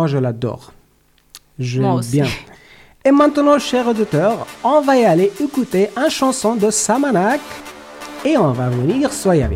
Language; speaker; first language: French; non-native, learner; Persian